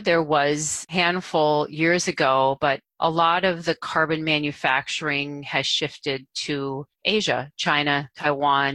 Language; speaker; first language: English; native; English